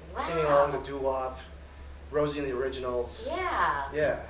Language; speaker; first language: English; native; English